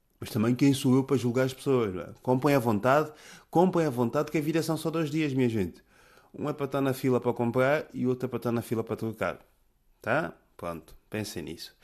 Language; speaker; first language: Portuguese; native; Portuguese